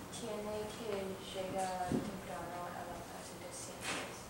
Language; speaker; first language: Spanish; non-native, learner; English